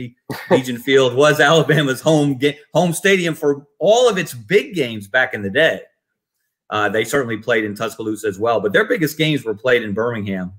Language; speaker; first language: English; native; English